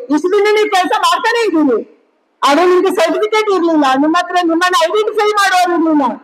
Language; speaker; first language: Kannada; non-native, local second language; Tulu